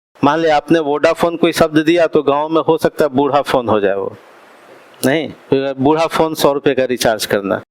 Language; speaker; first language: Hindi; native; Hindi